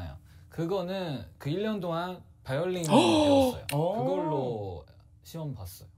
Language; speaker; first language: Korean; non-native, learner; Chinese